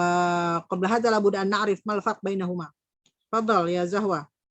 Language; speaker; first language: Arabic; non-native, fluent; Indonesian